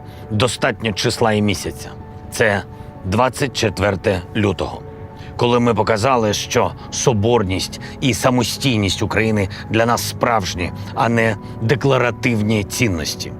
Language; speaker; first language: Ukrainian; non-native, local second language; Russian